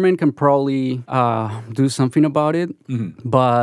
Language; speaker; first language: English; non-native, fluent; Spanish